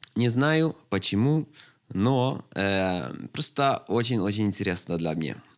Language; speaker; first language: Russian; non-native, learner; Swedish